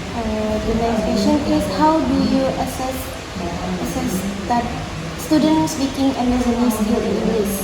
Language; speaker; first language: English; non-native, learner; Indonesian